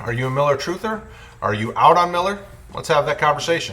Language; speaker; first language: English; native; English